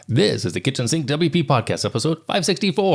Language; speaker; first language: English; native; English